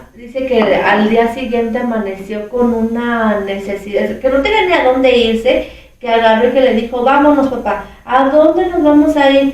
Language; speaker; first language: Spanish; native; Spanish